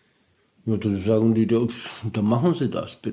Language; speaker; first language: German; non-native, learner; Polish